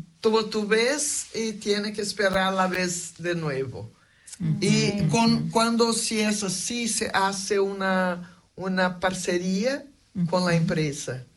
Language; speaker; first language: Spanish; non-native, fluent; Portuguese